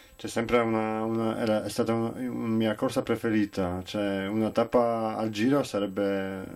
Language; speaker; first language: Italian; non-native, fluent; Polish